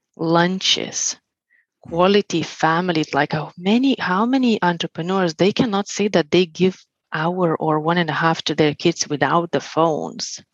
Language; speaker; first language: English; non-native, fluent; Lithuanian